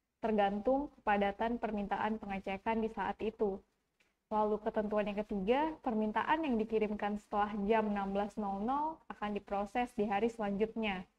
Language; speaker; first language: Indonesian; native; Indonesian